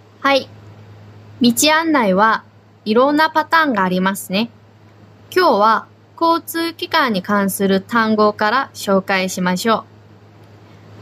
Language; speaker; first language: Japanese; non-native, fluent; Chinese